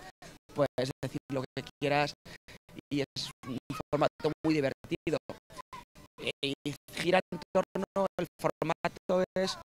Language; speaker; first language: Spanish; native; Spanish